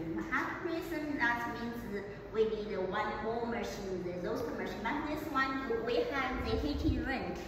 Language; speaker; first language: English; non-native, learner; Chinese